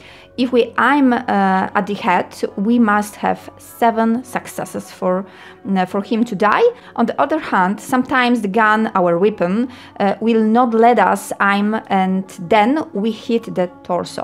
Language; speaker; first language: English; non-native, fluent; Polish